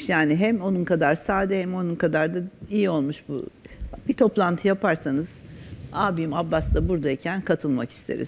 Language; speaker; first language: Turkish; native; Turkish